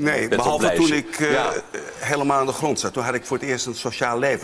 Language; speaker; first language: Dutch; native; Dutch